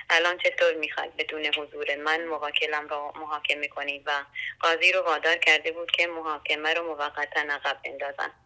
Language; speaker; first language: Persian; non-native, local second language; Central Kurdish